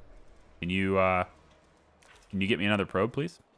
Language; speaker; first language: English; native; English